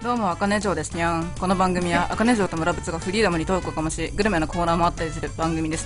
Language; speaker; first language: Japanese; native; Japanese